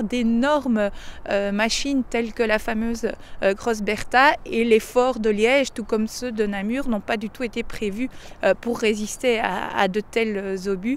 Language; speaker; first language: French; native; French